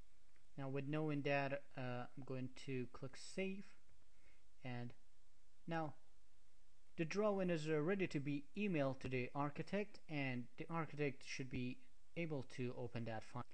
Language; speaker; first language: English; non-native, fluent; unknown